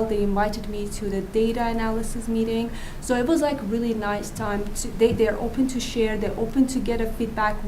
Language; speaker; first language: English; non-native, fluent; Azerbaijani